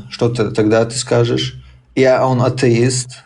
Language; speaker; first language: Russian; early bilingual, heritage; Chechen